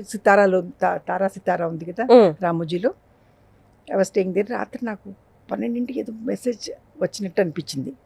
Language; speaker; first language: Telugu; non-native, local second language; Urdu